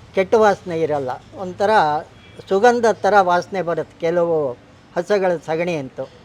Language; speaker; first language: Kannada; non-native, local second language; Telugu